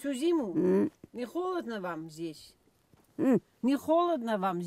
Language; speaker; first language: Russian; non-native, fluent; Dutch